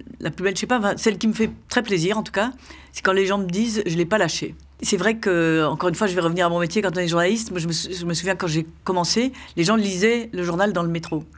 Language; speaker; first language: French; native; French